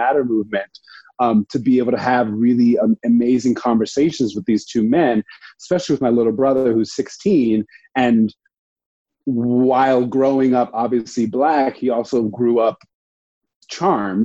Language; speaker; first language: English; native; English